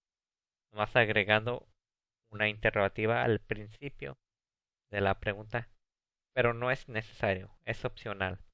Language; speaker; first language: Spanish; early bilingual, heritage; Spanish